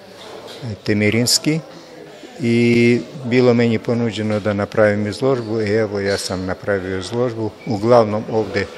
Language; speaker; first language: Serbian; non-native, fluent; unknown